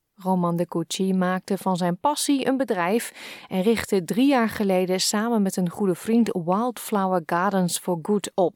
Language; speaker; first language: Dutch; native; Dutch